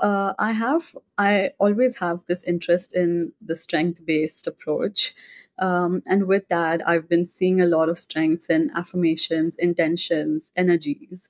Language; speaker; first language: English; non-native, local second language; Hindi